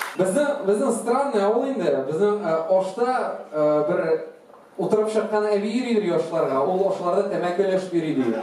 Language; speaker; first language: Tatar; non-native, local second language; Russian